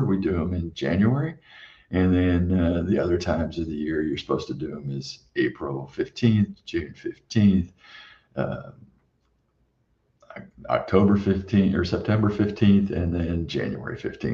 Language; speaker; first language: English; native; English